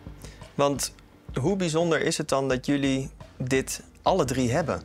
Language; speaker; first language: Dutch; native; Dutch